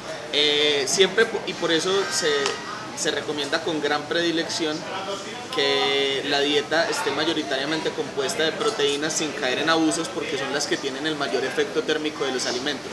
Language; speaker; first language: Spanish; native; Spanish